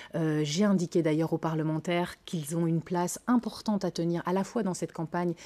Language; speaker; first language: French; native; French